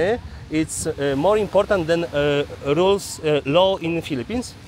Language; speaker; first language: English; non-native, learner; Polish